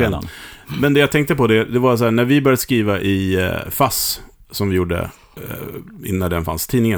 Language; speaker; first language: Swedish; native; Swedish